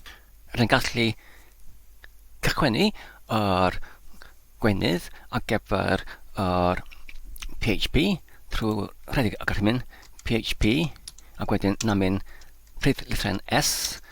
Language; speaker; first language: Welsh; non-native, learner; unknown